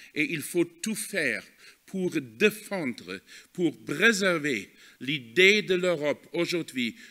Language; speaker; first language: French; non-native, fluent; German